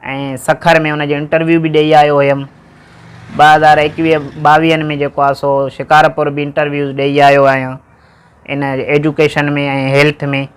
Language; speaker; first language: Sindhi; native; Sindhi